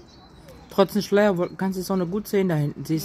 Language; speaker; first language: German; native; German